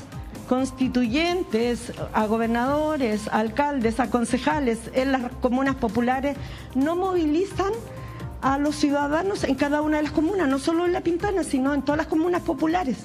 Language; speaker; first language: Spanish; native; Spanish